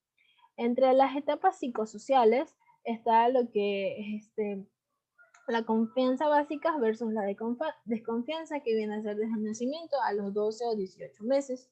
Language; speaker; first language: Spanish; native; Spanish